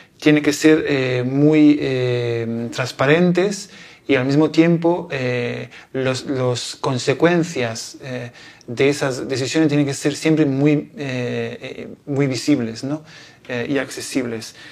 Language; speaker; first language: Spanish; non-native, fluent; Italian